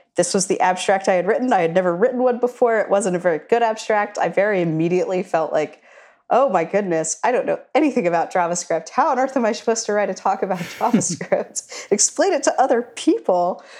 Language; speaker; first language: English; native; English